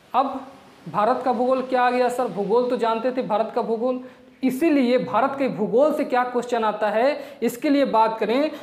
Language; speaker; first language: Hindi; non-native, local second language; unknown